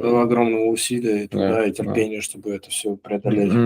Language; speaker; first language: Russian; native; Russian